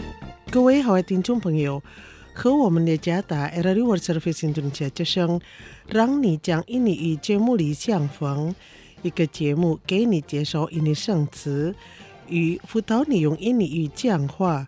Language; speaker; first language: Chinese; non-native, fluent; Indonesian